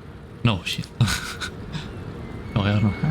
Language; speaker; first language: Swedish; non-native, learner; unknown